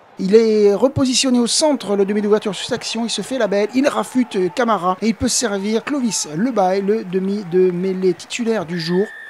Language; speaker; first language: French; native; French